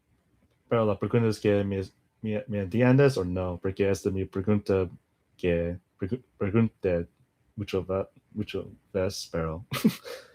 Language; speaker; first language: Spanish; non-native, learner; English